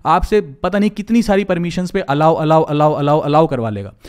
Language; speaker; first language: Hindi; native; Hindi